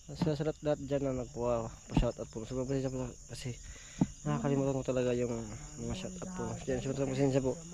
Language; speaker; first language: Filipino; non-native, local second language; Cebuano